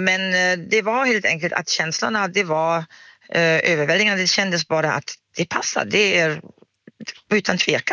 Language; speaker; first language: Swedish; non-native, fluent; German